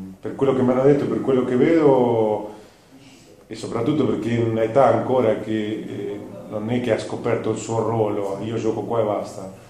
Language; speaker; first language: Italian; non-native, fluent; Spanish